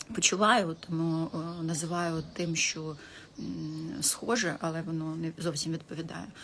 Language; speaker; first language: Ukrainian; non-native, local second language; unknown